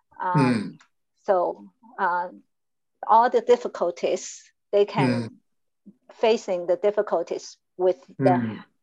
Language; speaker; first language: English; non-native, learner; Chinese